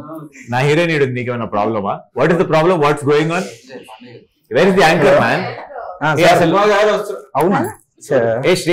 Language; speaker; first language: Telugu; native; Telugu